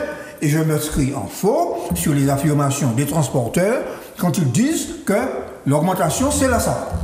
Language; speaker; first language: French; native; French